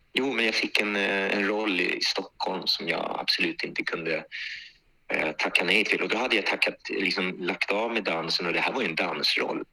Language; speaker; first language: Swedish; early bilingual, other home language; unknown